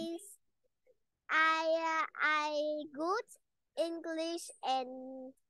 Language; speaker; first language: English; non-native, learner; Vietnamese